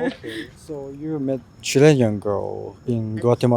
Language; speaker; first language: English; non-native, fluent; Japanese